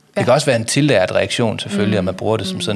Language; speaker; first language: Danish; native; Danish